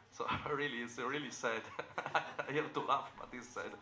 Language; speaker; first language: English; non-native, learner; Italian